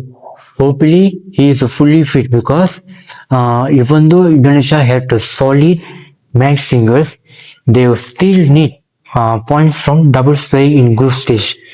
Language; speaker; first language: English; non-native, learner; Malay